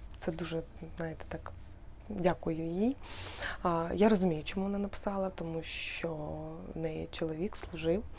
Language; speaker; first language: Ukrainian; non-native, local second language; Russian